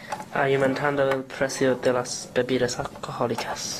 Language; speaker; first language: Spanish; non-native, learner; English